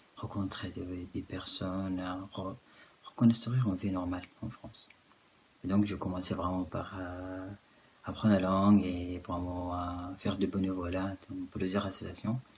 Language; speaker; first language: French; non-native, fluent; Arabic